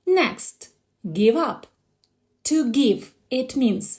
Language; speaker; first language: English; non-native, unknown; Ukrainian